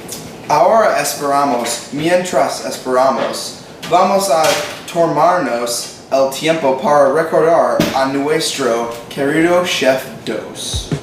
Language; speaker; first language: Spanish; non-native, learner; English